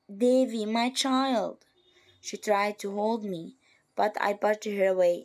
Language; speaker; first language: English; non-native, fluent; Arabic